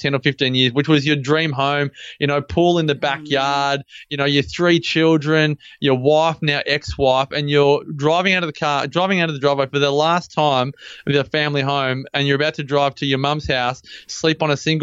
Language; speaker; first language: English; native; English